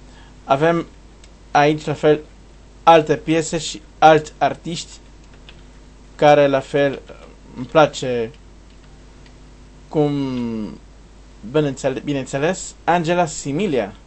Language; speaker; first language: Romanian; non-native, learner; Portuguese